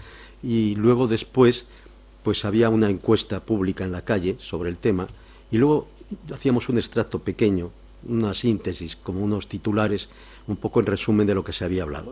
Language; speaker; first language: Spanish; native; Spanish